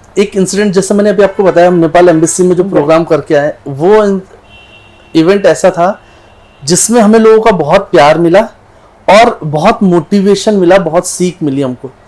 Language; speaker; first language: Hindi; non-native, local second language; Nepali